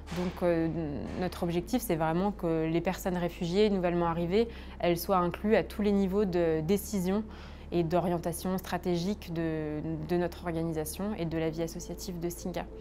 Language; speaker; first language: French; native; French